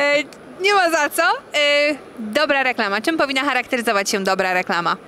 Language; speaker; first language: Polish; native; Polish